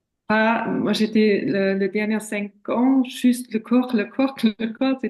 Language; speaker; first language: French; non-native, fluent; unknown